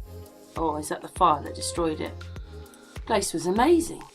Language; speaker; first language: English; native; English